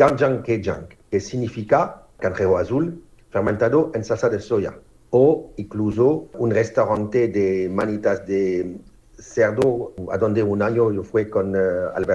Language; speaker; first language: Spanish; non-native, fluent; French